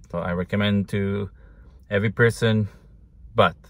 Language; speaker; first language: English; non-native, fluent; Hebrew